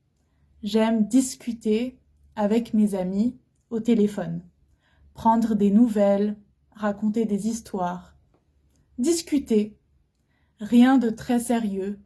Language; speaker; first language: French; non-native, fluent; Arabic